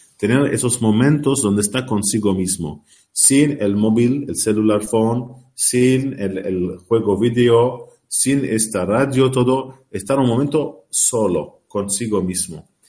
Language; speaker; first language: Spanish; non-native, learner; Arabic